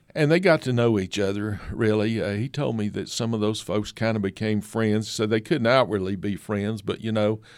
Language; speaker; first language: English; native; English